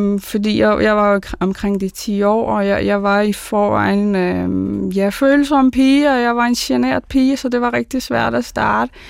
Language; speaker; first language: Danish; early bilingual, other home language; Arabic